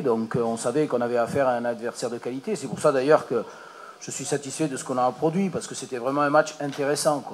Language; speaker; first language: French; native; French